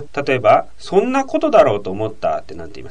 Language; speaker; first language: Japanese; native; Japanese